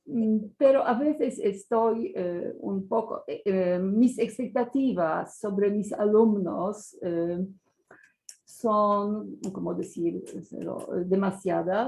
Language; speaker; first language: Spanish; non-native, fluent; Polish